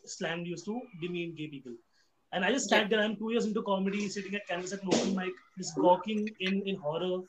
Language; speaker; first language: English; non-native, local second language; Hindi